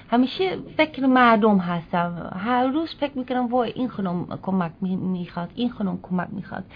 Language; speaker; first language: Persian; non-native, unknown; Dutch